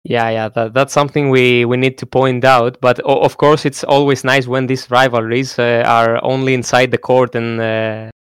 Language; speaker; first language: English; non-native, fluent; Greek